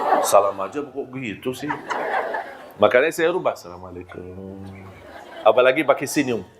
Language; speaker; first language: Malay; non-native, fluent; Arabic